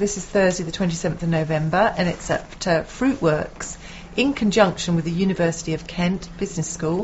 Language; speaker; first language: English; native; English